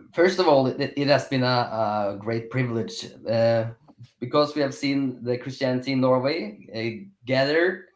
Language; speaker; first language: English; non-native, fluent; Norwegian